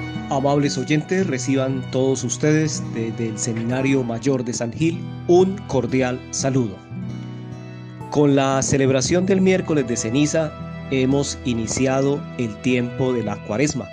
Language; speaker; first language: Spanish; native; Spanish